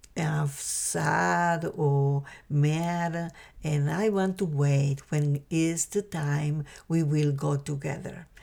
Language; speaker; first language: English; non-native, fluent; Spanish